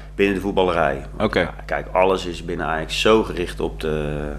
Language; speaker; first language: Dutch; native; Dutch